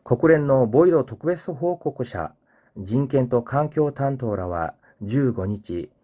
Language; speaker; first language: Japanese; non-native, fluent; Korean